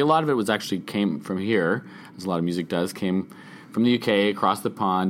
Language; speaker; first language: English; native; English